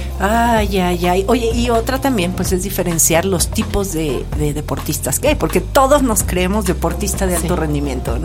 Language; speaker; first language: Spanish; native; Spanish